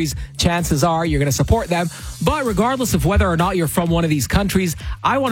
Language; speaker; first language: English; native; English